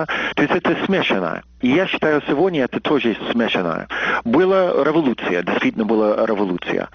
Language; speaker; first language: Russian; non-native, fluent; English